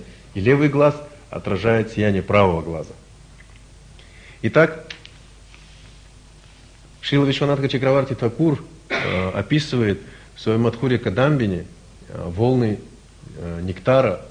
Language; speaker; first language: Russian; native; Russian